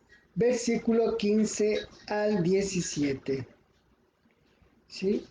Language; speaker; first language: Spanish; native; Spanish